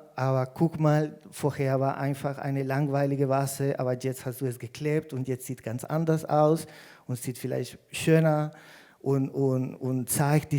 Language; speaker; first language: German; non-native, fluent; Spanish